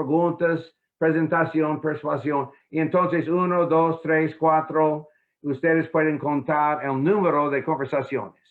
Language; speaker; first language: Spanish; non-native, fluent; English